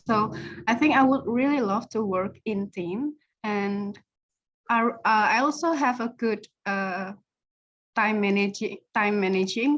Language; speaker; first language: English; non-native, learner; Indonesian